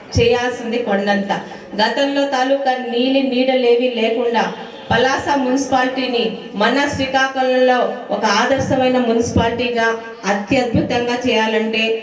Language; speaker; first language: Telugu; native; Telugu